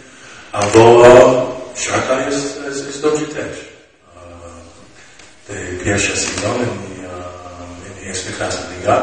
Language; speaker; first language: Polish; non-native, learner; English